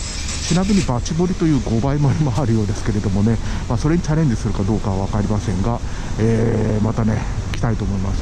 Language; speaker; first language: Japanese; native; Japanese